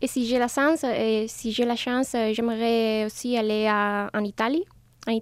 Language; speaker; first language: French; non-native, fluent; Spanish